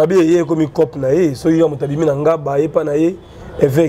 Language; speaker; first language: French; non-native, local second language; Lingala